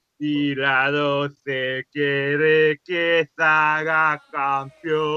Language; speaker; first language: Spanish; non-native, learner; Japanese